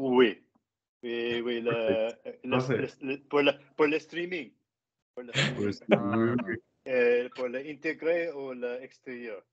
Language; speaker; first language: French; non-native, learner; English